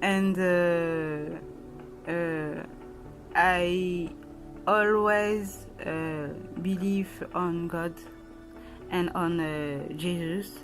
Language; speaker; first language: English; non-native, learner; French